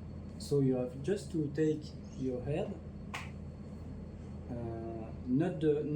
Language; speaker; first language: English; non-native, learner; French